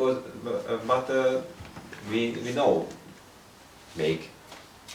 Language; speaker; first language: English; non-native, learner; Hungarian